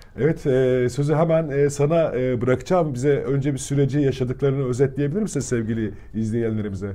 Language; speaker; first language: Turkish; native; Turkish